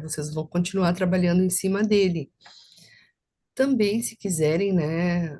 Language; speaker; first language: Portuguese; native; Portuguese